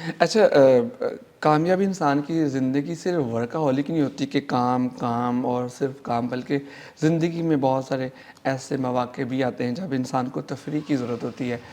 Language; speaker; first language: Urdu; native; Urdu